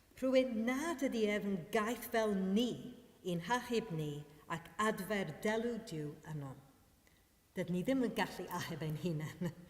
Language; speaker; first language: Welsh; non-native, fluent; Maltese